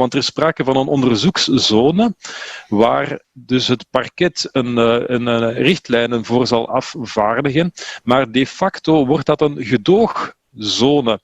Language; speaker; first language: Dutch; native; Dutch